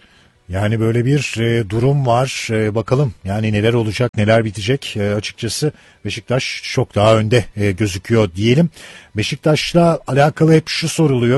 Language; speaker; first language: Turkish; native; Turkish